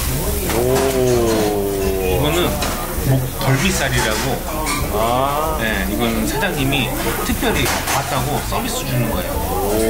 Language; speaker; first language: Korean; non-native, fluent; Chinese